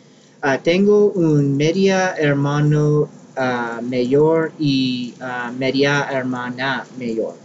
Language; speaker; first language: Spanish; non-native, learner; English